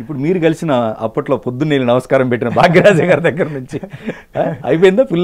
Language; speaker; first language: Telugu; native; Telugu